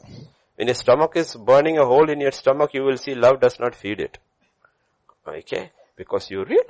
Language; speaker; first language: English; non-native, local second language; Malayalam